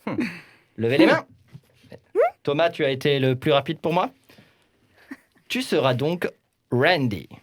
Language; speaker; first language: French; native; French